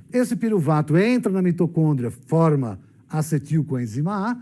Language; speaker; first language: Portuguese; native; Portuguese